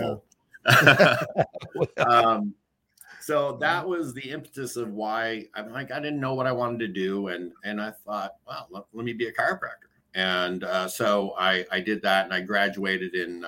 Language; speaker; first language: English; native; English